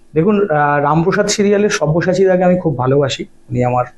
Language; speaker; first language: Bangla; native; Bangla